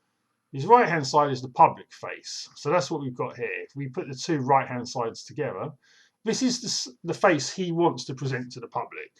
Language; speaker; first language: English; native; English